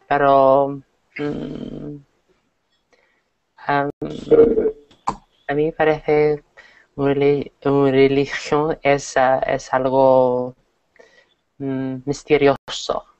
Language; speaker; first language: Spanish; non-native, learner; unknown